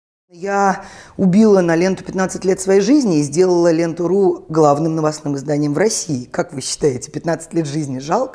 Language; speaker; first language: Russian; native; Russian